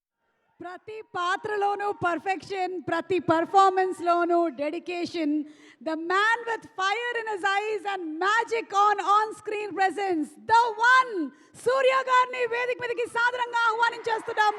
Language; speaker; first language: Telugu; native; Telugu